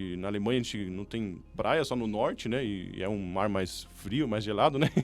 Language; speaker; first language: Portuguese; non-native, fluent; German